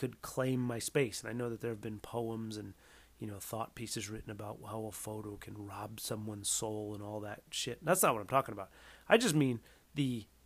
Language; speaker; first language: English; native; English